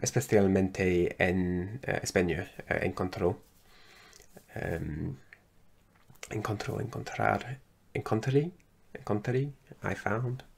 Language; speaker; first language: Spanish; non-native, learner; English